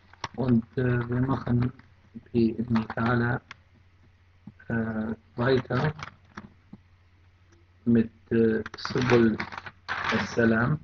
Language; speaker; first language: German; non-native, fluent; Arabic